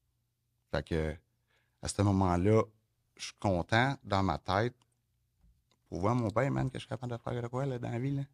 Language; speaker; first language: French; native; French